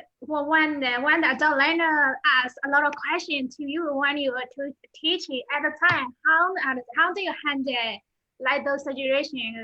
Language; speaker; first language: English; non-native, learner; Burmese